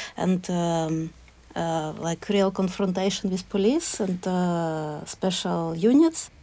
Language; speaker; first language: English; non-native, fluent; Ukrainian